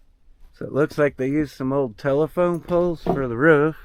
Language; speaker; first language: English; native; English